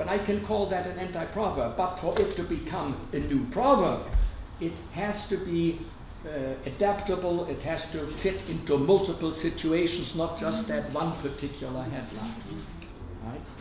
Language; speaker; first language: English; non-native, fluent; German